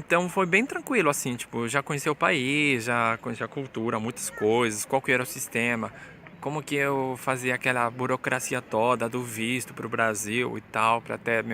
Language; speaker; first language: Portuguese; non-native, fluent; Spanish